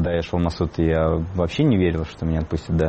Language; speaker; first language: Russian; native; Russian